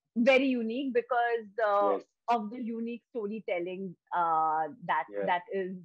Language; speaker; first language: English; non-native, local second language; Bangla